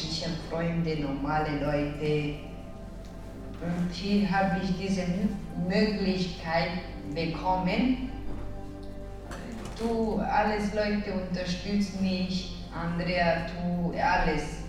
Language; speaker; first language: German; non-native, learner; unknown